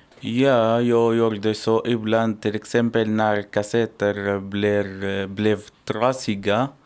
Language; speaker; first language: Swedish; non-native, learner; Arabic